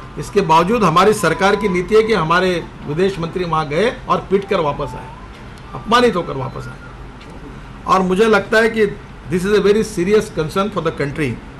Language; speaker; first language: Hindi; non-native, local second language; Marathi